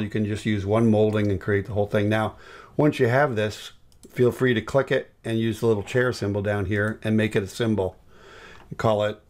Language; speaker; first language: English; native; English